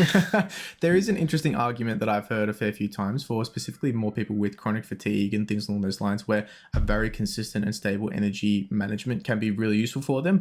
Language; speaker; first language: English; native; English